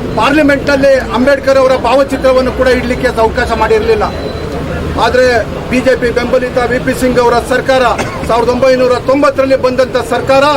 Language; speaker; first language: Kannada; native; Kannada